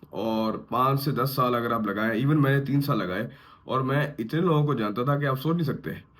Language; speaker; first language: Urdu; native; Urdu